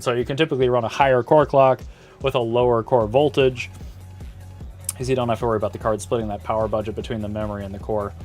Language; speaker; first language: English; native; English